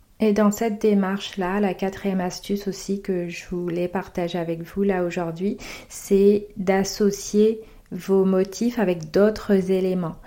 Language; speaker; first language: French; native; French